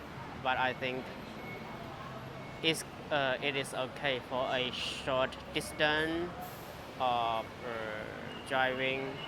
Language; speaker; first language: English; non-native, fluent; Chinese